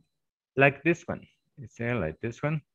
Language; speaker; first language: English; non-native, fluent; Spanish